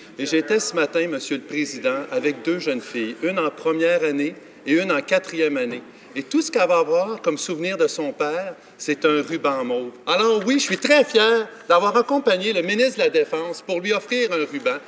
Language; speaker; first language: French; native; French